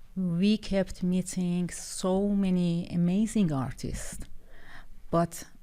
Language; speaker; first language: English; non-native, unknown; Persian